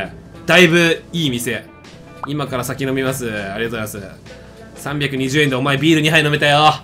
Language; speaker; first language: Japanese; native; Japanese